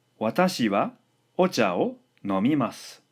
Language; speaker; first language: Japanese; non-native, fluent; English